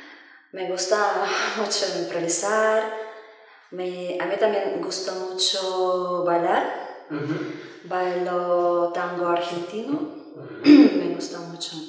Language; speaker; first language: Spanish; non-native, learner; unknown